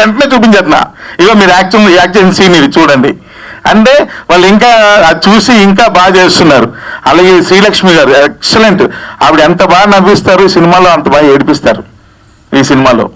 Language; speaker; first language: Telugu; native; Telugu